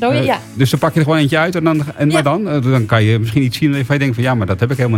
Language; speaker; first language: Dutch; native; Dutch